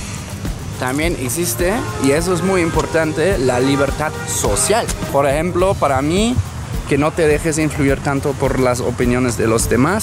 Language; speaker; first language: Spanish; non-native, fluent; German